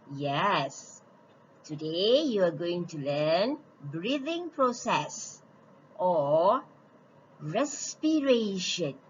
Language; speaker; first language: English; non-native, local second language; Malay